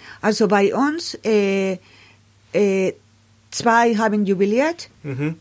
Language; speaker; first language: German; non-native, learner; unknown